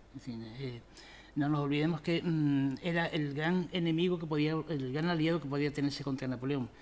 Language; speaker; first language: Spanish; native; Spanish